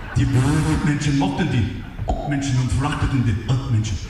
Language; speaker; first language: German; non-native, fluent; English